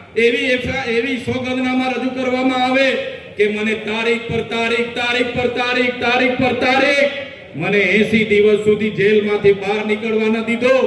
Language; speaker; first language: Gujarati; non-native, local second language; Vasavi